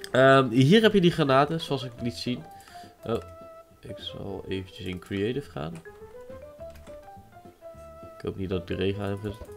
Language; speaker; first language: Dutch; native; Dutch